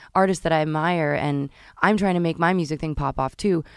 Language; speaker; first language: English; native; English